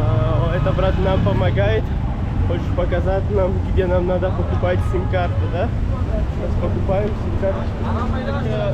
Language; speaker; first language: Russian; non-native, learner; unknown